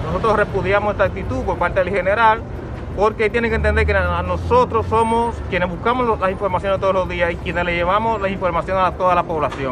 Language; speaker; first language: Spanish; native; Spanish